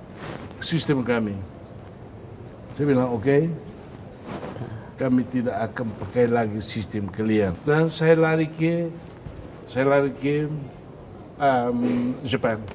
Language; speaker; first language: Indonesian; non-native, fluent; Tetum